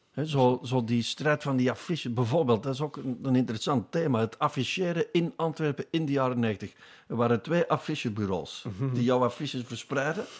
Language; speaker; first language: Dutch; native; Dutch